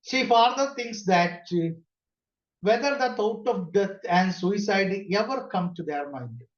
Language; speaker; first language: English; non-native, local second language; Malayalam